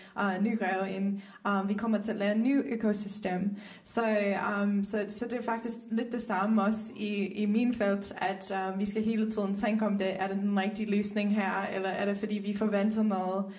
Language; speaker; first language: Danish; non-native, fluent; Dutch